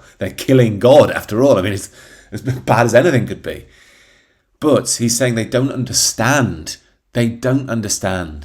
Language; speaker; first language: English; native; English